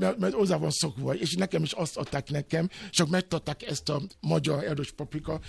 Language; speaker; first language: Hungarian; non-native, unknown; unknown